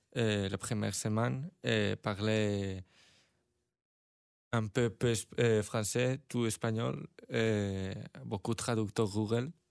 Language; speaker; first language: French; non-native, learner; Spanish